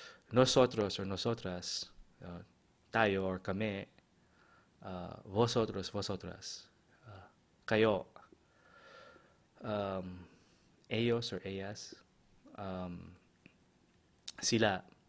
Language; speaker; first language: Spanish; non-native, learner; English